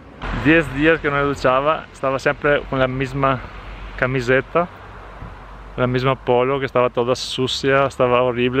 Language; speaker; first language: Spanish; non-native, fluent; Italian